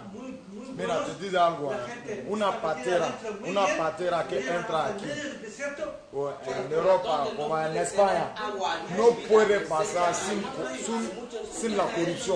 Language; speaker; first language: Spanish; non-native, learner; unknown